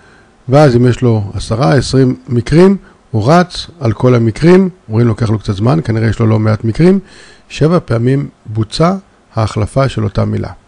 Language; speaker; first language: Hebrew; native; Hebrew